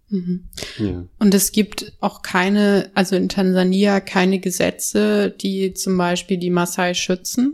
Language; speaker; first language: German; native; German